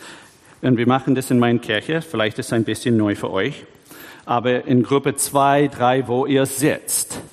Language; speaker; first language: German; early bilingual, heritage; German